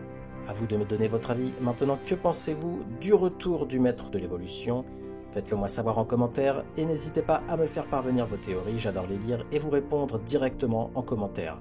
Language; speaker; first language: French; native; French